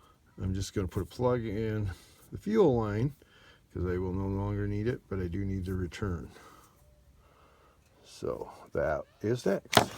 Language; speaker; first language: English; native; English